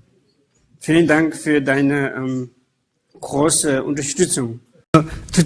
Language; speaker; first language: German; non-native, fluent; Tibetan